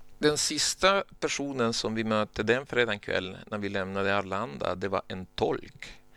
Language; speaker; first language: Swedish; non-native, fluent; Spanish